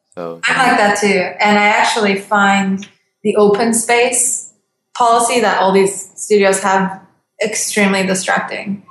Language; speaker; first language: English; non-native, fluent; Turkish